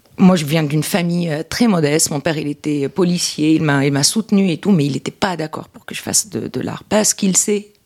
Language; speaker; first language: French; non-native, local second language; Arabic